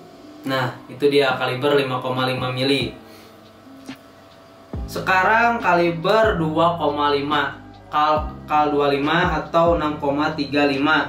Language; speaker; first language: Indonesian; native; Indonesian